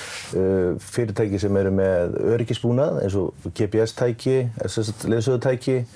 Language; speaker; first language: Icelandic; native; Icelandic